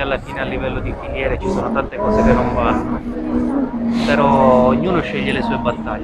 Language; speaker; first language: Italian; native; Italian